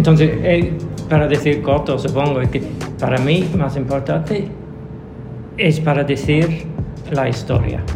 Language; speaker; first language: Spanish; non-native, learner; English